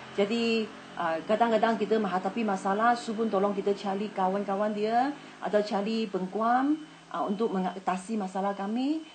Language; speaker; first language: Malay; non-native, local second language; Chinese